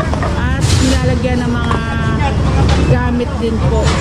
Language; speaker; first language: Filipino; native; Filipino